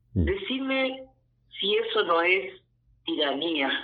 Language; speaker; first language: Spanish; native; Spanish